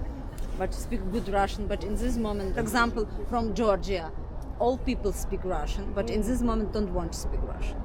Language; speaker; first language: English; non-native, learner; Ukrainian